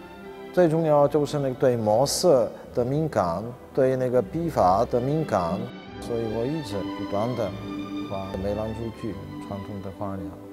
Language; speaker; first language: Chinese; non-native, fluent; Czech